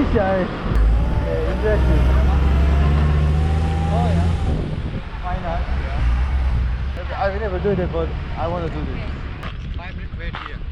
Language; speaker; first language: English; non-native, learner; Korean